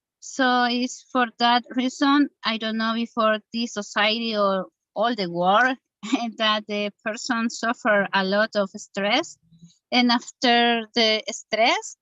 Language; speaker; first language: English; non-native, learner; Spanish